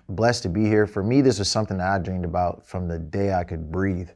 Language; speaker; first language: English; native; English